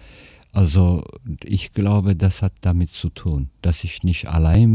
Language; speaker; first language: German; non-native, fluent; Turkish